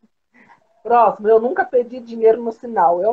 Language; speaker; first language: Portuguese; native; Portuguese